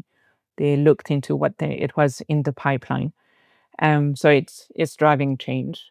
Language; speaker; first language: English; non-native, fluent; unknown